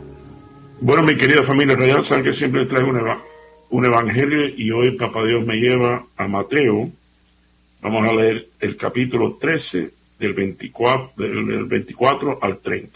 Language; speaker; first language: Spanish; native; Spanish